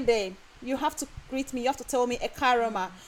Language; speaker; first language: English; non-native, local second language; Yoruba